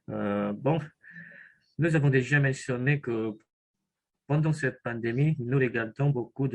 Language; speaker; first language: French; non-native, learner; Indonesian